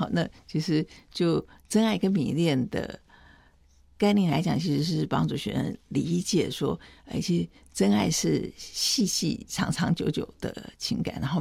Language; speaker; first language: Chinese; native; Chinese